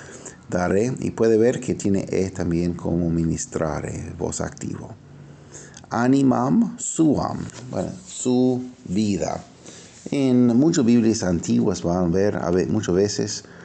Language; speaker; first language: Spanish; non-native, fluent; English